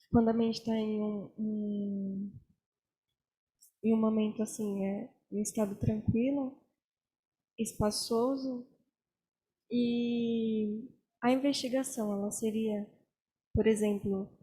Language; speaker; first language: Portuguese; native; Portuguese